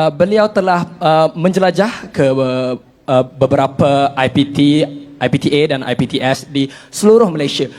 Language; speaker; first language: Malay; native; Malay